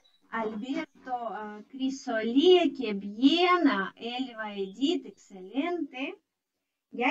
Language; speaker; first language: Spanish; non-native, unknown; Russian